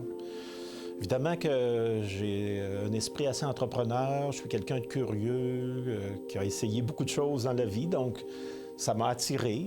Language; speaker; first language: French; native; French